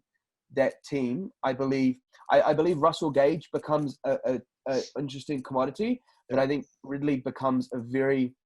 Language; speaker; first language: English; native; English